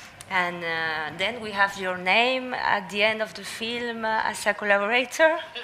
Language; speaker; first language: English; non-native, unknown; Spanish